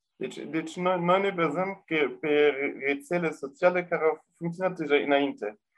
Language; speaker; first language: Romanian; non-native, local second language; German